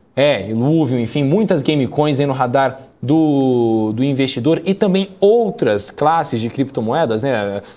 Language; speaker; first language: Portuguese; native; Portuguese